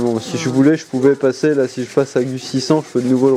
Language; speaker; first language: French; native; French